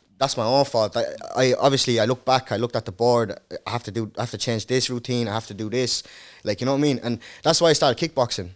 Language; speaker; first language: English; early bilingual, other home language; Dutch